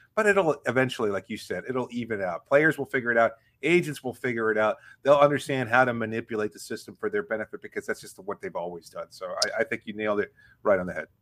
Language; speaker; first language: English; native; English